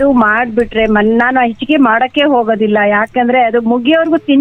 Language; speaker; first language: Kannada; native; Kannada